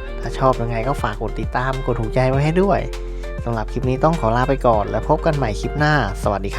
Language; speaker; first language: Thai; native; Thai